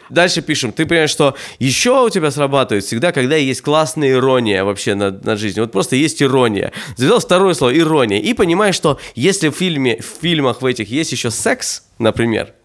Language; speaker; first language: Russian; native; Russian